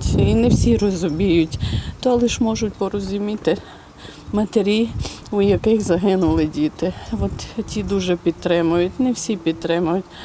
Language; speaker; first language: Ukrainian; native; Ukrainian